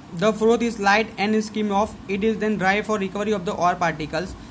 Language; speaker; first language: English; non-native, local second language; Gujarati